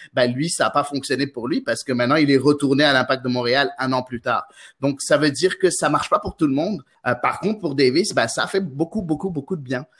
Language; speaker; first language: French; non-native, local second language; Arabic